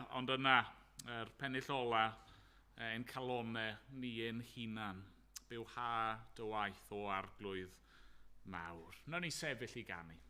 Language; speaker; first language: Welsh; native; Welsh